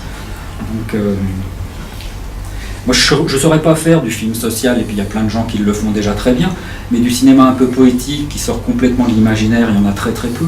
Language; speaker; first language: French; native; French